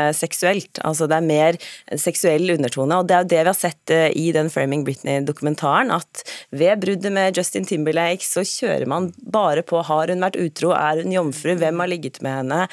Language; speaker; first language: Norwegian; native; Norwegian